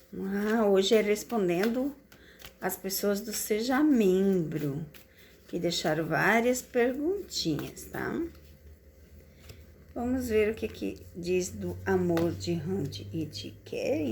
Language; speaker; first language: Portuguese; native; Portuguese